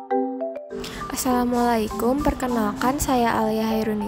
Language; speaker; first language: Indonesian; native; Indonesian